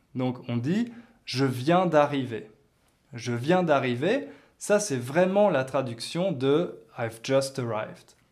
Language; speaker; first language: French; native; French